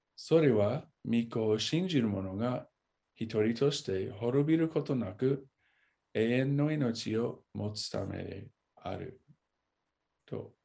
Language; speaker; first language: Japanese; non-native, fluent; English